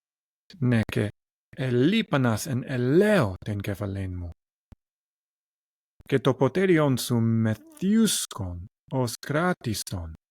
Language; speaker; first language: Greek; non-native, learner; English